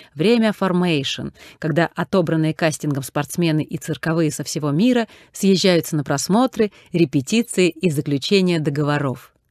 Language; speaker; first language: Russian; native; Russian